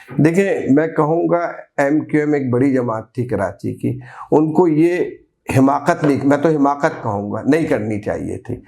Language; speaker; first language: Urdu; native; Urdu